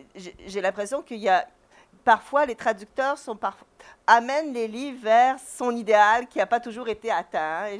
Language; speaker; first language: French; native; French